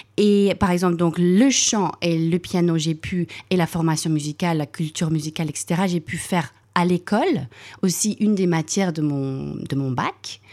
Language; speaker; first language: French; non-native, fluent; English